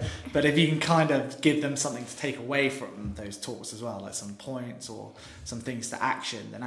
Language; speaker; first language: English; native; English